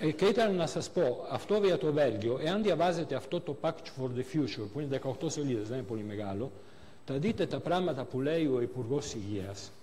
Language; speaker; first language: Greek; non-native, fluent; Italian